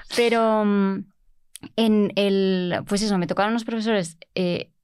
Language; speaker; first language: Spanish; native; Spanish